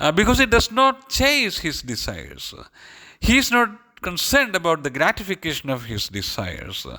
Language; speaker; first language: English; non-native, local second language; Malayalam